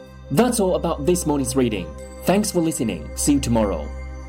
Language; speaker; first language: English; non-native, fluent; Chinese